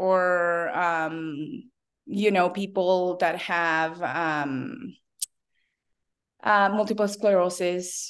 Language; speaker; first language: English; non-native, fluent; Spanish